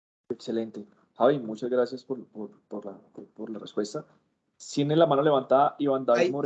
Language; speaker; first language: Spanish; native; Spanish